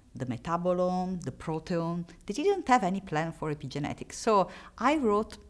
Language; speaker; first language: English; non-native, fluent; Italian